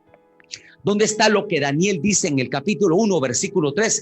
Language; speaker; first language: Spanish; native; Spanish